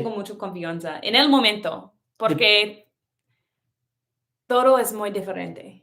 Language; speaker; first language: Spanish; non-native, learner; English